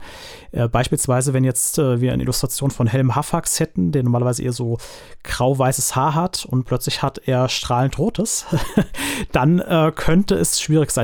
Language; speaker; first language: German; native; German